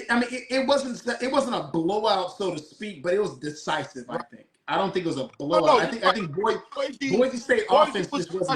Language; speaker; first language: English; native; English